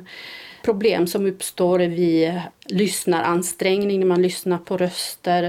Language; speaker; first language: Swedish; non-native, fluent; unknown